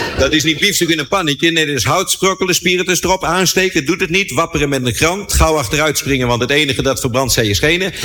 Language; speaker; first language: Dutch; native; Dutch